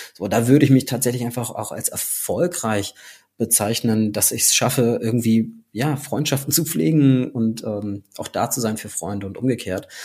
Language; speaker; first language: German; native; German